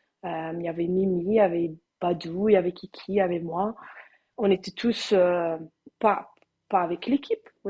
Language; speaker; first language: French; non-native, learner; Dutch